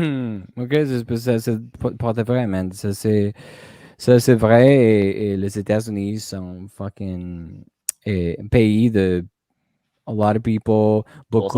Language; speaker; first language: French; non-native, learner; Spanish